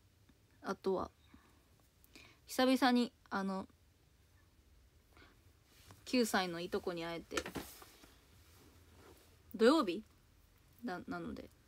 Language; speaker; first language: Japanese; native; Japanese